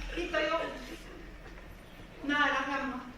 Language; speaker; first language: Swedish; non-native, learner; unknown